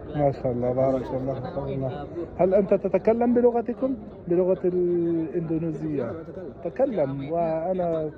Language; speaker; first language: Arabic; non-native, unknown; Urdu